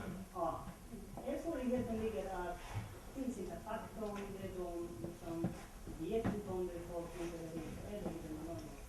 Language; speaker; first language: Swedish; non-native, learner; Kurdish